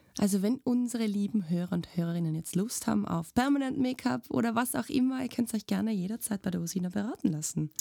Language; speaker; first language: German; native; German